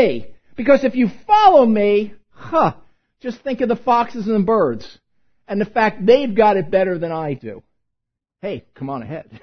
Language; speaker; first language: English; native; English